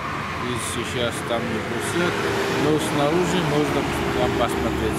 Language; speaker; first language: Russian; non-native, fluent; Georgian